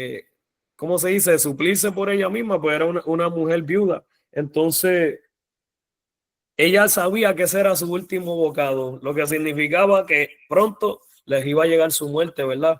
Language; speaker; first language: Spanish; native; Spanish